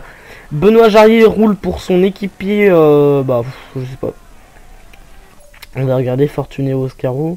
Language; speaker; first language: French; native; French